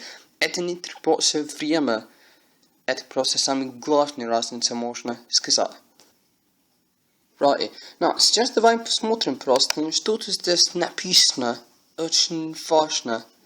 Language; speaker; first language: Russian; non-native, learner; English